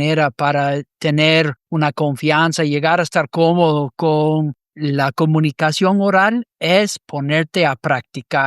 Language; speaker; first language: Spanish; non-native, fluent; English